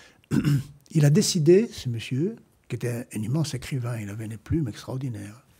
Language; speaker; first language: French; non-native, fluent; Greek